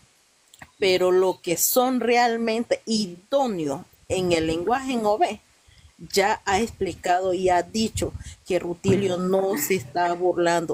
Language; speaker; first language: Spanish; non-native, local second language; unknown